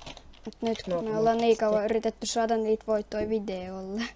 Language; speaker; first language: Finnish; native; Finnish